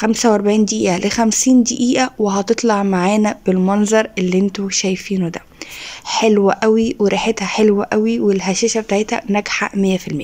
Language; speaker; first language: Arabic; native; Arabic